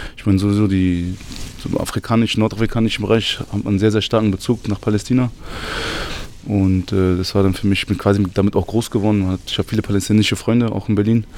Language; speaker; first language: German; early bilingual, other home language; Arabic